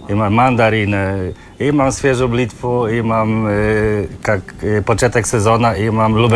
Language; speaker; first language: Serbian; non-native, learner; Polish